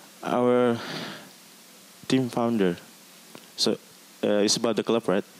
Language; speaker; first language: English; non-native, learner; Indonesian